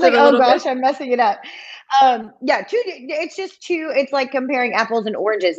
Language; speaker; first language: English; native; English